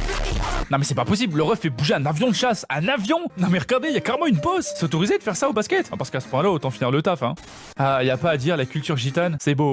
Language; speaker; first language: French; native; French